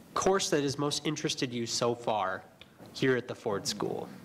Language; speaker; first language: English; native; English